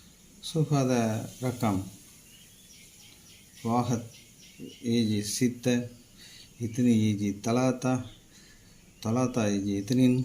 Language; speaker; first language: Arabic; non-native, learner; Tamil